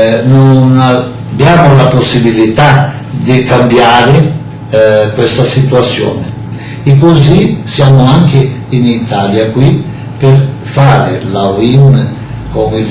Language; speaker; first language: Italian; non-native, fluent; Portuguese